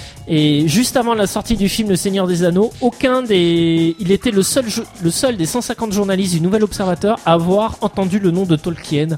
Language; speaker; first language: French; native; French